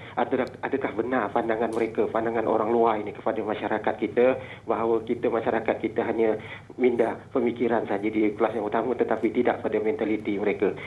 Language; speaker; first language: Malay; native; Malay